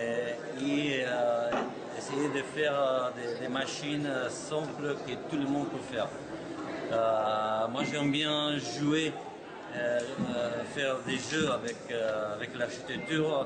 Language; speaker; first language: French; non-native, fluent; Spanish